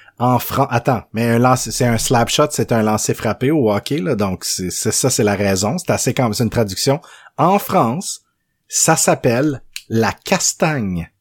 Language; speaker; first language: French; native; French